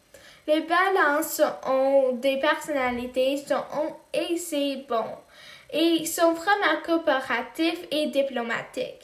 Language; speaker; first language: French; non-native, learner; English